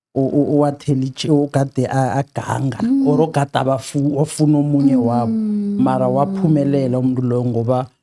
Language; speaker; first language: Zulu; non-native, local second language; South Ndebele